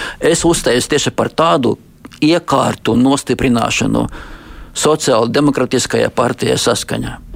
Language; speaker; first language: Latvian; non-native, local second language; Russian